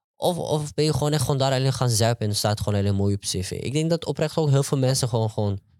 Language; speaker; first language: Dutch; early bilingual, heritage; Turkish